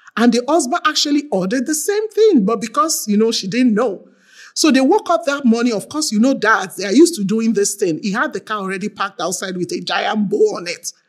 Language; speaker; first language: English; non-native, local second language; Yoruba